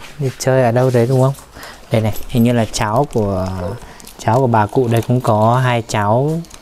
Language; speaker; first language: Vietnamese; non-native, local second language; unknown